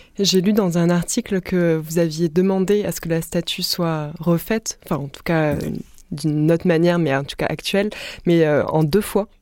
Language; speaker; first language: French; native; French